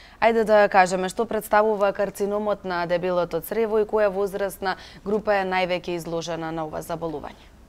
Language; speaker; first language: Macedonian; native; Macedonian